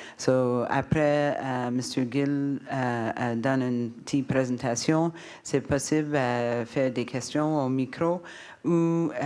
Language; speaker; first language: French; non-native, learner; English